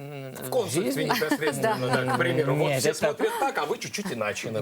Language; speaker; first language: Russian; native; Russian